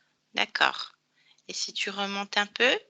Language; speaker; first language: French; native; French